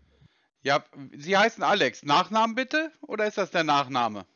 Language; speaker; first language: German; native; German